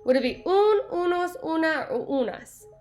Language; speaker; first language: Spanish; non-native, learner; English